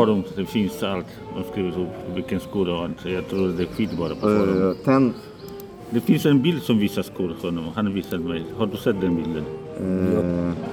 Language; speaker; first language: Swedish; non-native, learner; Polish